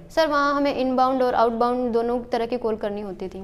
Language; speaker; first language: Hindi; native; Hindi